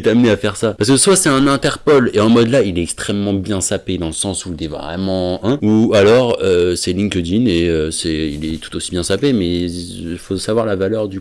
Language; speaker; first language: French; native; French